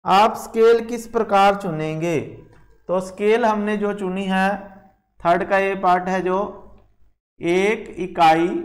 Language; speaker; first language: Hindi; native; Hindi